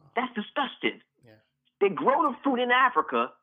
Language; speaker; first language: English; native; English